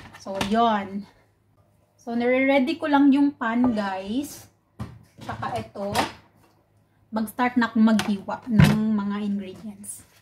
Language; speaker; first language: Filipino; non-native, local second language; Cebuano